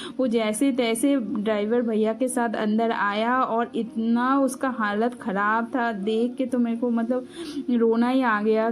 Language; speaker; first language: Hindi; non-native, local second language; Bangla